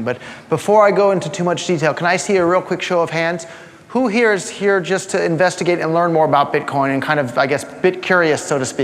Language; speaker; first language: English; native; English